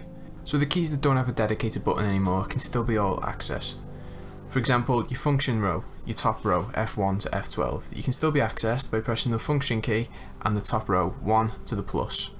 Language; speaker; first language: English; native; English